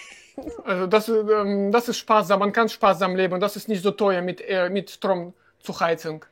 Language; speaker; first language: German; non-native, fluent; Russian